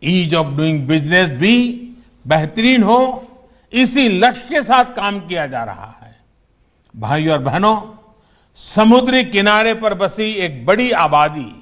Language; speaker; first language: Hindi; non-native, local second language; Gujarati